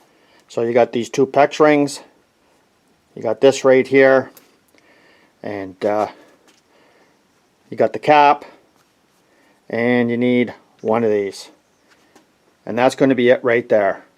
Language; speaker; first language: English; native; English